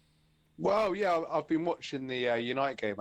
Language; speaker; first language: English; native; English